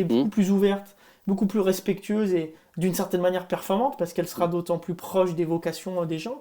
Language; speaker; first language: French; native; French